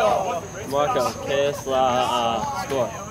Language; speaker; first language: Spanish; non-native, learner; English